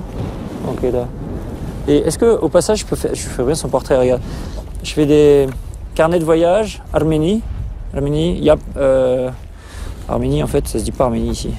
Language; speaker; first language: French; native; French